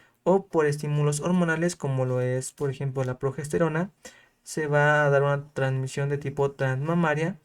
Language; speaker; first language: Spanish; native; Spanish